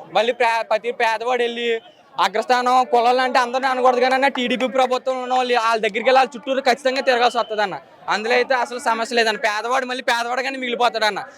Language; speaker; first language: Telugu; native; Telugu